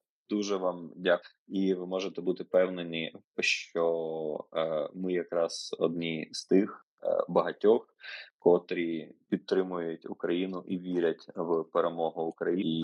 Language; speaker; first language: Ukrainian; native; Ukrainian